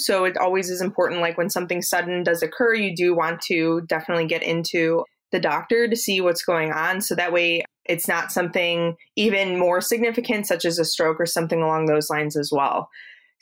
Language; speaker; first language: English; native; English